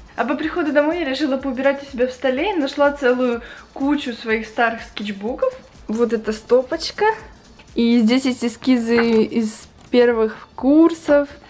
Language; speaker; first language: Russian; native; Russian